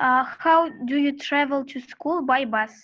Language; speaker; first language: English; non-native, learner; Russian